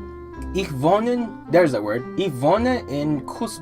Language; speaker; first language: German; non-native, learner; English